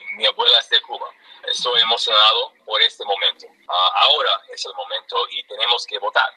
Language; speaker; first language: Spanish; non-native, learner; English